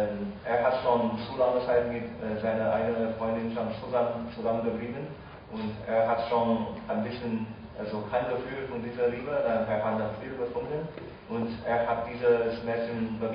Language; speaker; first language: German; non-native, fluent; Chinese